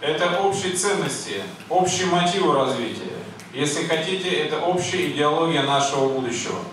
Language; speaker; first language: Russian; native; Russian